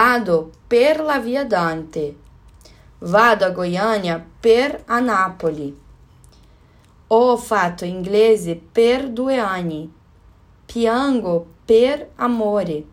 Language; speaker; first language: Italian; non-native, learner; Portuguese